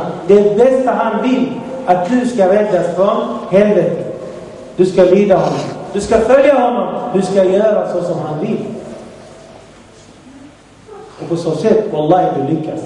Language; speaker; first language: Swedish; non-native, fluent; Arabic